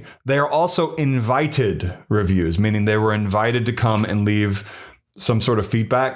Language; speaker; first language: English; native; English